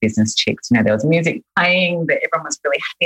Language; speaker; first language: English; native; English